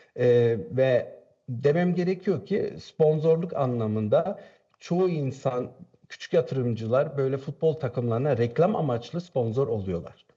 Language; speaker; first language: Turkish; native; Turkish